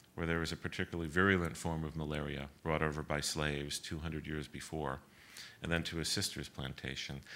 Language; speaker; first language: English; native; English